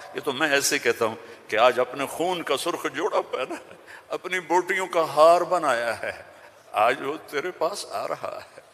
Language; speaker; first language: Urdu; non-native, local second language; Punjabi